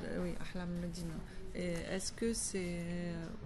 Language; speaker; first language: French; non-native, fluent; Arabic